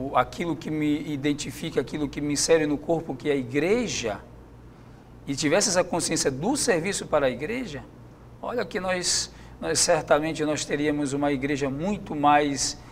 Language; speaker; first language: Portuguese; native; Portuguese